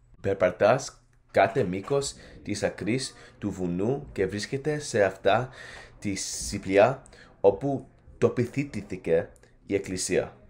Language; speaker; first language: Greek; early bilingual, heritage; English